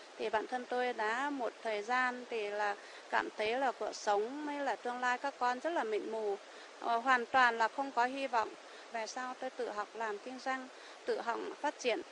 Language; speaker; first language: Vietnamese; non-native, local second language; Iu Mien